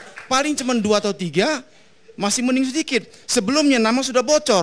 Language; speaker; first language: Indonesian; native; Indonesian